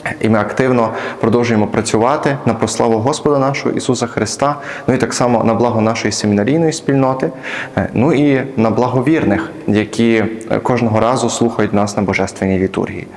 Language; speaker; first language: Ukrainian; native; Ukrainian